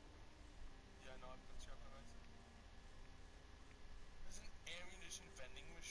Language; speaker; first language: English; native; English